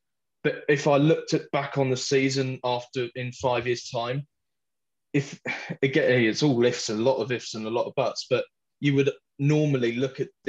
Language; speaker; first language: English; native; English